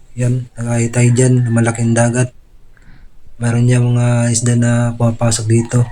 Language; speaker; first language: Filipino; non-native, local second language; Waray